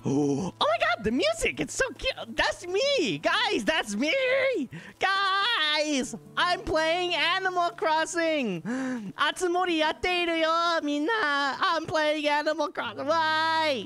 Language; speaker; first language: English; native; English